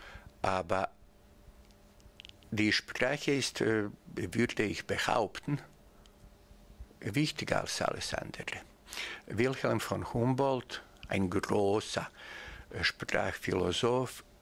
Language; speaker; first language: German; non-native, fluent; Bosnian